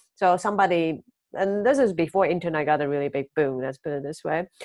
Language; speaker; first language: English; early bilingual, other home language; Chinese